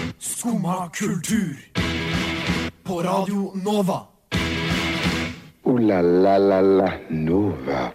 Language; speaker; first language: Norwegian; native; Norwegian